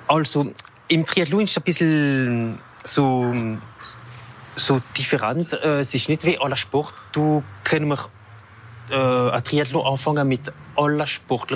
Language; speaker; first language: German; non-native, local second language; French